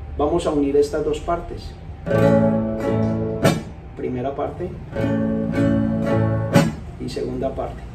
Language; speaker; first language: Spanish; native; Spanish